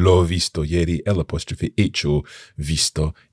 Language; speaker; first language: Italian; non-native, fluent; English